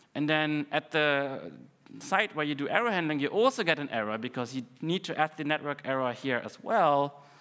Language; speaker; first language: English; non-native, fluent; Russian